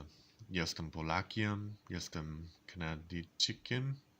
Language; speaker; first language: Polish; non-native, learner; English